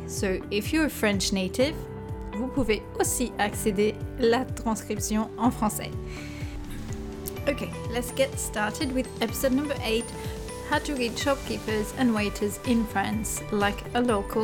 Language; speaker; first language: English; non-native, fluent; French